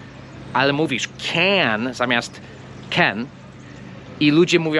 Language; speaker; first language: Polish; non-native, fluent; English